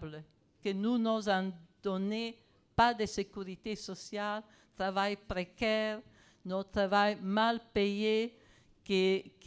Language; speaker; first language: French; non-native, fluent; Italian